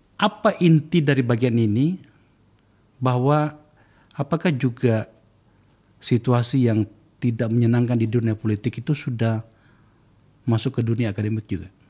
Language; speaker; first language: Indonesian; native; Indonesian